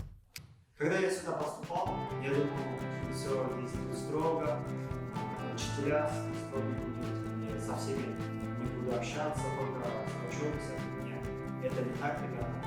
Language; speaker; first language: Russian; non-native, local second language; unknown